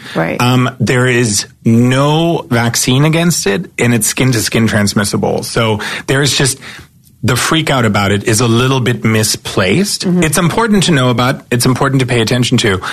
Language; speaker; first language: English; non-native, fluent; German